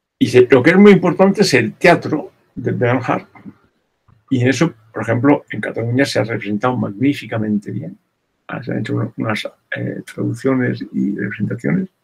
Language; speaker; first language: Spanish; native; Spanish